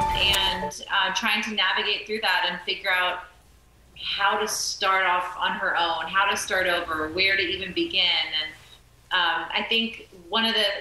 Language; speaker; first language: English; native; English